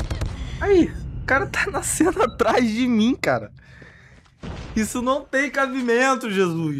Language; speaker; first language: Portuguese; native; Portuguese